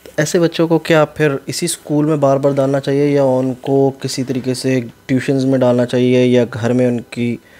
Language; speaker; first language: Urdu; native; Urdu